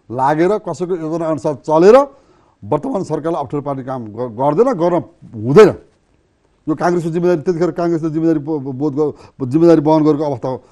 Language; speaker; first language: Nepali; native; Nepali